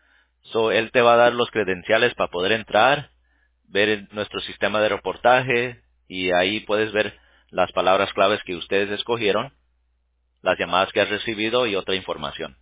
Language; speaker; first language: Spanish; early bilingual, heritage; English